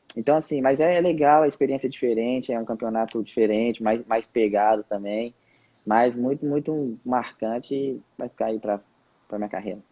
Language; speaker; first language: Portuguese; native; Portuguese